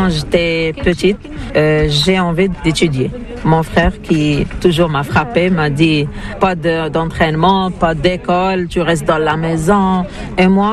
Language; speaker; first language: French; non-native, learner; Arabic